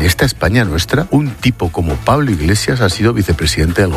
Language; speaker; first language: Spanish; native; Spanish